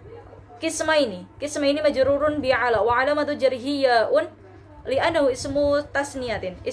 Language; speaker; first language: Arabic; non-native, learner; Javanese